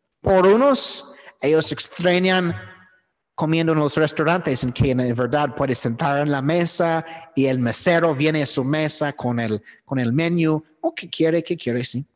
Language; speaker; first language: Spanish; non-native, fluent; English